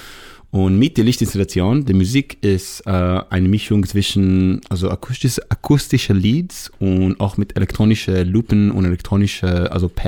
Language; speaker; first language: German; non-native, fluent; Hebrew